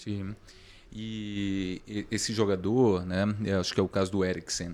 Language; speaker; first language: Portuguese; native; Portuguese